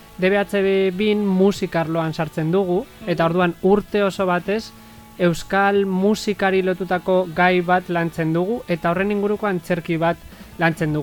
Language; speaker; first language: Basque; native; Basque